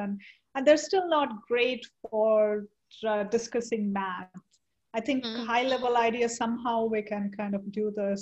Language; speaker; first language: English; non-native, local second language; Kannada